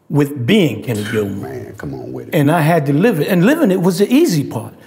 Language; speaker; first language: English; native; English